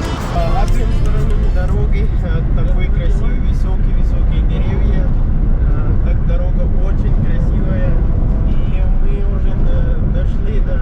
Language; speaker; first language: Russian; non-native, learner; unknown